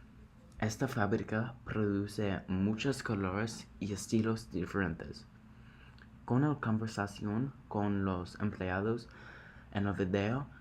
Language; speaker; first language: Spanish; non-native, learner; English